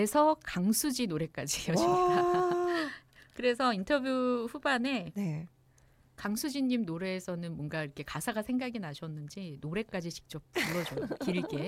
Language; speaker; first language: Korean; native; Korean